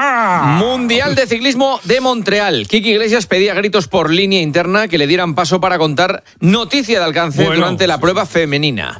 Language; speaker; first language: Spanish; native; Spanish